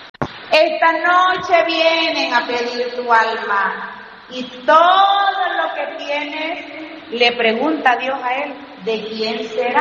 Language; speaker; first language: Spanish; native; Spanish